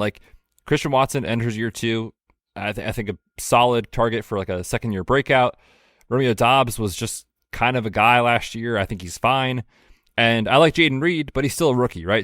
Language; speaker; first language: English; native; English